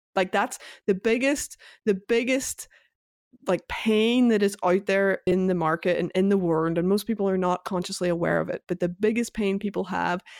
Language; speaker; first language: English; native; English